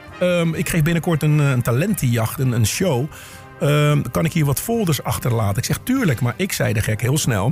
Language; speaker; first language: Dutch; native; Dutch